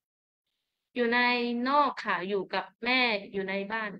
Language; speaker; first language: Thai; early bilingual, heritage; Thai